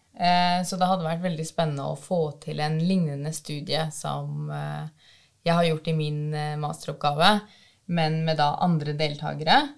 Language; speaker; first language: Norwegian; early bilingual, other home language; Albanian